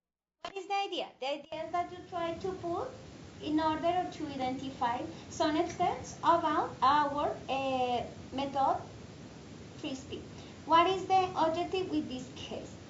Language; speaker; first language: English; non-native, fluent; Spanish